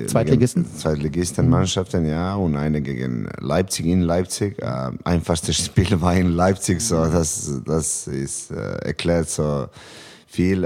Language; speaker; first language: German; non-native, fluent; Serbian